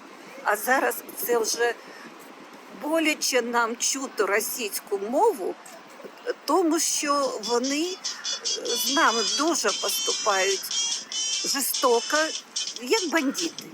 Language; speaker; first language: Ukrainian; non-native, local second language; Russian